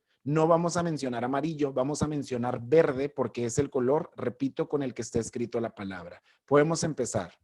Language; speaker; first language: Spanish; native; Spanish